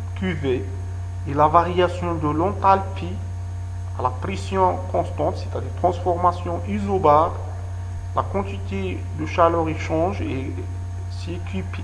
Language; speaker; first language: French; non-native, local second language; Arabic